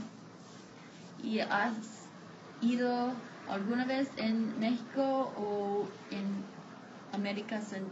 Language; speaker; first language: Spanish; non-native, fluent; English